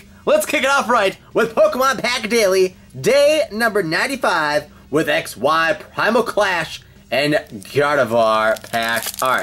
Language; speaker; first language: English; native; English